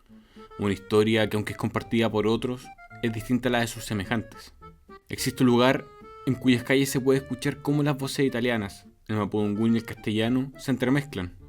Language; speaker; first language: Spanish; native; Spanish